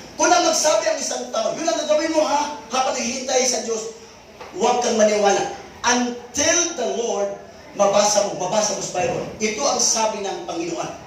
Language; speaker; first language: Filipino; non-native, local second language; Cebuano